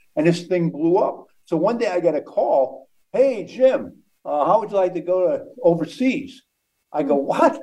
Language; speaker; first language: English; native; English